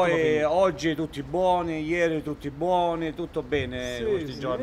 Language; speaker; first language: Italian; native; Italian